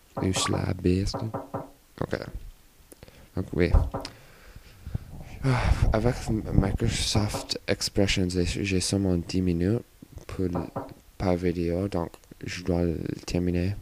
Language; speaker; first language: French; non-native, learner; English